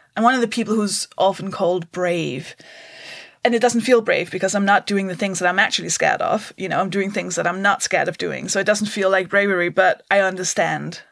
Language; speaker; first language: English; non-native, fluent; Danish